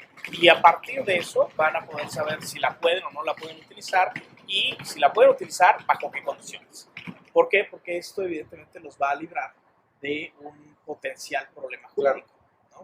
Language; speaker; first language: Spanish; native; Spanish